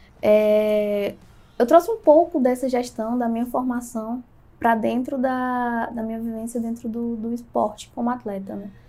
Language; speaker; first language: Portuguese; native; Portuguese